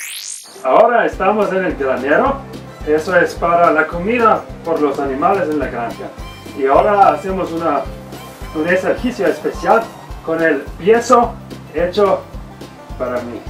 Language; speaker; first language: Spanish; non-native, learner; German